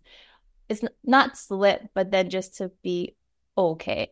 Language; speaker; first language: English; native; English